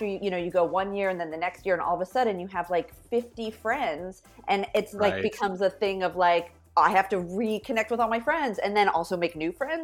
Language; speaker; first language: English; native; English